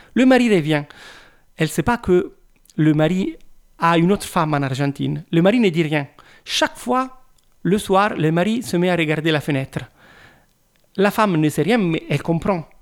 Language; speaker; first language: French; non-native, fluent; Italian